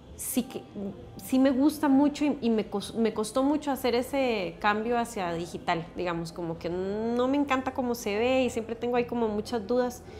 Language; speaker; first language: Spanish; native; Spanish